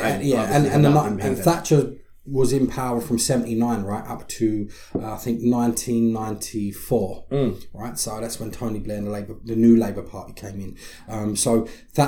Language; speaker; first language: English; native; English